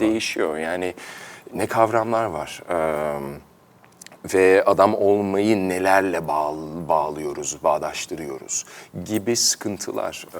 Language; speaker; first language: Turkish; early bilingual, heritage; Turkish